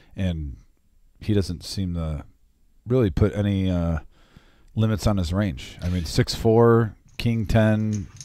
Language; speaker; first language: English; native; English